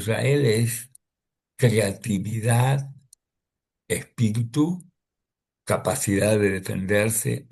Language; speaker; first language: Spanish; early bilingual, other home language; Russian